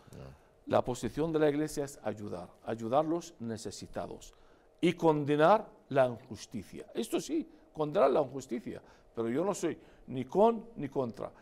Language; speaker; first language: Spanish; non-native, fluent; Arabic